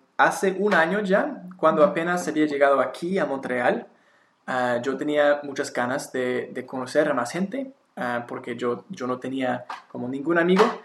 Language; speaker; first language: Spanish; non-native, learner; English